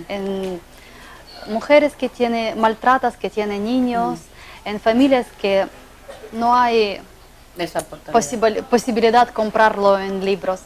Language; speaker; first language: Spanish; non-native, learner; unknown